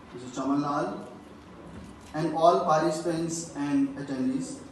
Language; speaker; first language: English; non-native, local second language; Urdu